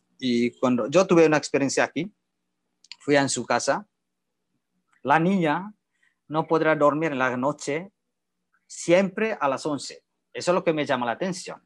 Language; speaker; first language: Spanish; non-native, learner; Indonesian